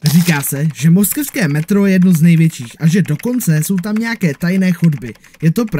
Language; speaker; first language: Czech; native; Czech